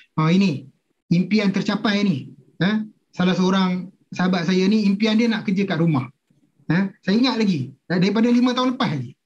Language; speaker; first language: Malay; native; Malay